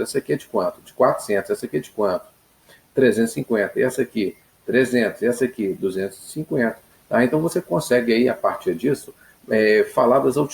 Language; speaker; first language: Portuguese; native; Portuguese